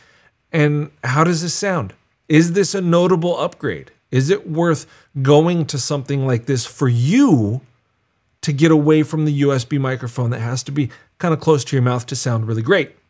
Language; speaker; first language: English; native; English